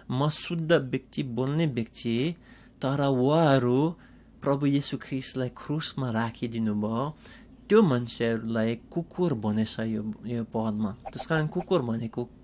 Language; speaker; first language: Nepali; non-native, fluent; English